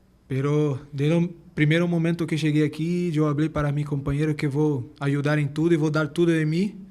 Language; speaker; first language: Spanish; non-native, learner; Portuguese